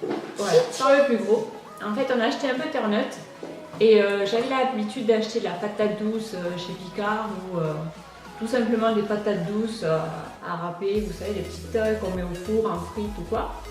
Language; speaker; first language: French; native; French